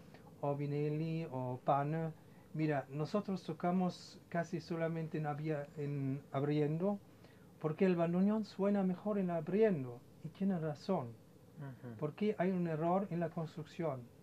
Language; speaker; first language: Spanish; non-native, fluent; German